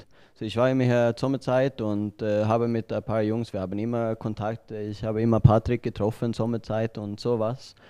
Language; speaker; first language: German; non-native, learner; Swedish